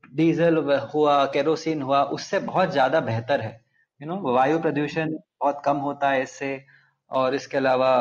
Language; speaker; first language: Hindi; non-native, local second language; Telugu